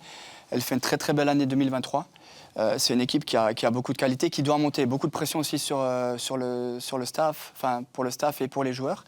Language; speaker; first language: French; native; French